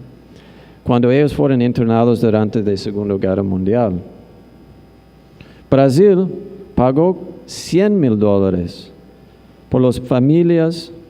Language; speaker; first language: Spanish; non-native, fluent; English